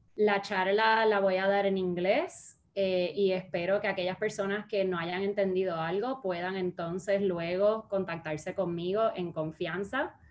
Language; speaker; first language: Spanish; early bilingual, heritage; Spanish